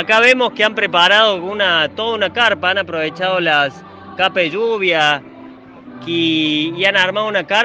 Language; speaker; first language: Spanish; native; Spanish